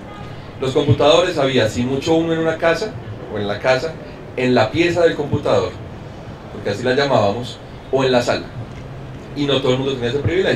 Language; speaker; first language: Spanish; native; Spanish